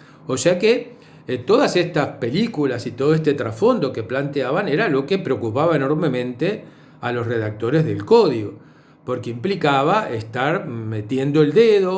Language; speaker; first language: Spanish; native; Spanish